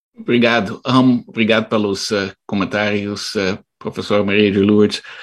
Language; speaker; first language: Portuguese; non-native, fluent; English